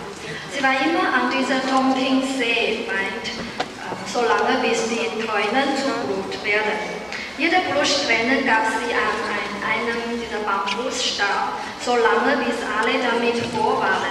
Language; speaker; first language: German; non-native, learner; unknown